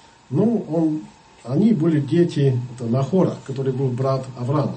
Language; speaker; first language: Russian; non-native, fluent; English